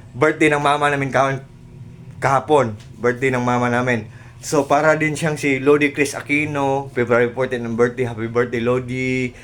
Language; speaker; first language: Filipino; non-native, local second language; Cebuano